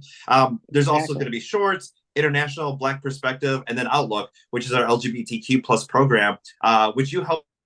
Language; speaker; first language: English; native; English